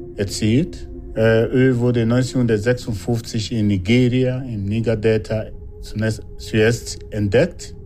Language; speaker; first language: German; non-native, fluent; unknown